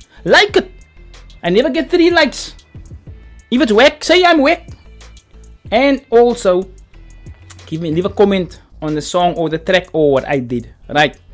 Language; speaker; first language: English; non-native, local second language; Afrikaans